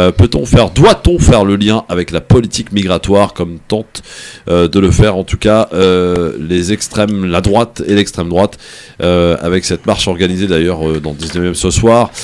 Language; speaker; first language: French; native; French